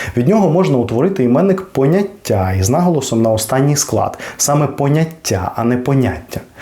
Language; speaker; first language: Ukrainian; non-native, local second language; Russian